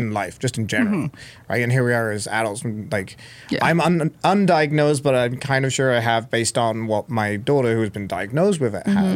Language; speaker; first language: English; native; English